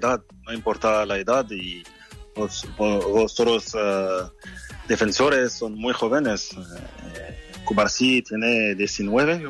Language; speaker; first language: Spanish; non-native, fluent; French